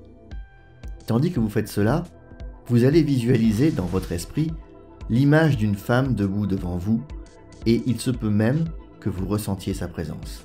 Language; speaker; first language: French; native; French